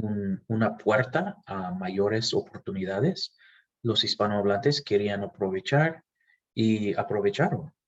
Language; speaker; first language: Spanish; non-native, fluent; English